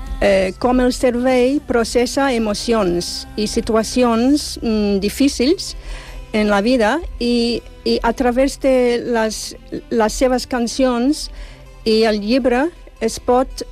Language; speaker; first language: Catalan; non-native, fluent; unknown